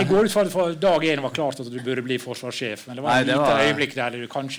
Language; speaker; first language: Norwegian; native; Norwegian